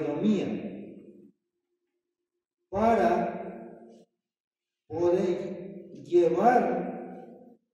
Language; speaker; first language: Spanish; non-native, fluent; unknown